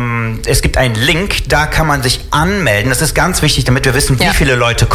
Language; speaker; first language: German; native; German